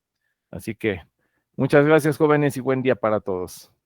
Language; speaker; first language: Spanish; native; Spanish